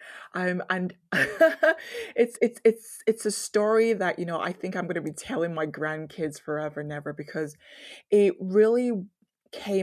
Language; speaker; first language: English; non-native, local second language; Yoruba